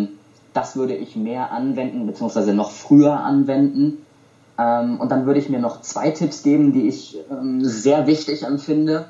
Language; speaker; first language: German; native; German